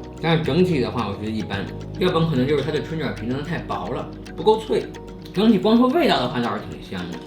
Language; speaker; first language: Chinese; native; Chinese